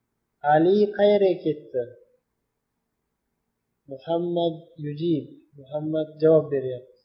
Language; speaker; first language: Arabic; non-native, fluent; Uzbek